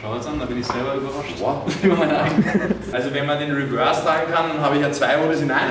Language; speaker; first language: German; native; German